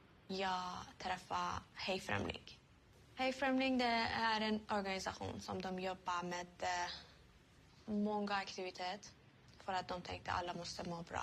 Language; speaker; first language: Swedish; non-native, learner; Persian